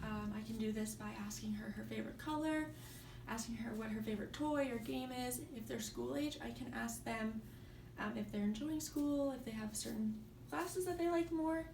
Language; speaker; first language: English; native; English